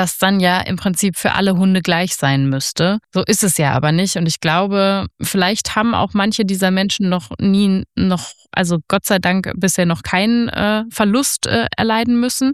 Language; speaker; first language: German; native; German